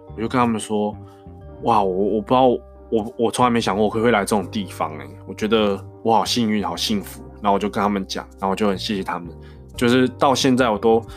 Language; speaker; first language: Chinese; non-native, local second language; Min Nan Chinese